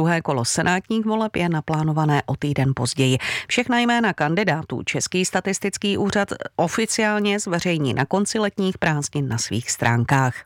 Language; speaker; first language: Czech; native; Czech